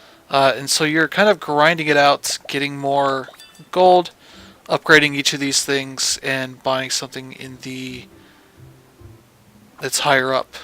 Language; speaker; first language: English; native; English